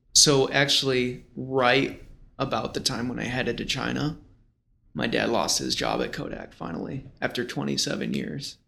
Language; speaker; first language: English; native; English